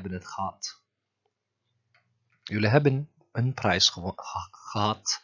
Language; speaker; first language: Dutch; non-native, fluent; Turkish